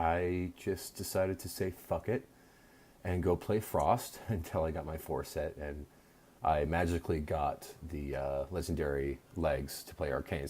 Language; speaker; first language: English; native; English